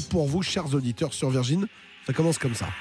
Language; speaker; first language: French; native; French